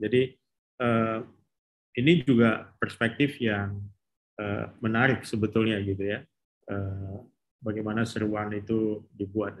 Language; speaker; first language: Indonesian; native; Indonesian